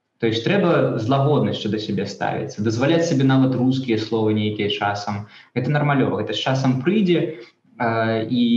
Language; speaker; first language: Belarusian; non-native, local second language; Russian